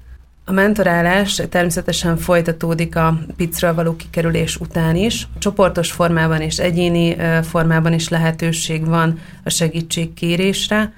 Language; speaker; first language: Hungarian; native; Hungarian